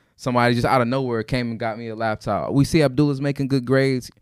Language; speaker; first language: English; native; English